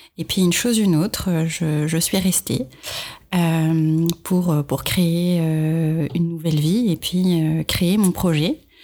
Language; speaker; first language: French; non-native, local second language; Arabic